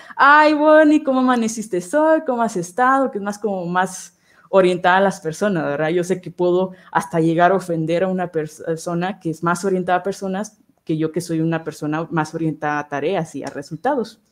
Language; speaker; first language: Spanish; native; Spanish